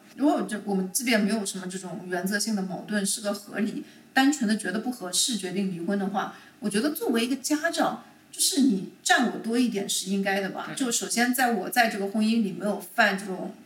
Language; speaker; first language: Chinese; native; Chinese